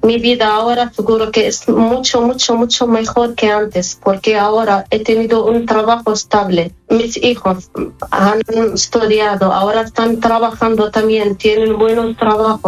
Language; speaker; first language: Spanish; non-native, fluent; Arabic